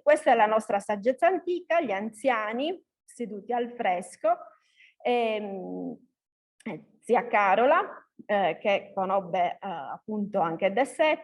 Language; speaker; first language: Italian; native; Italian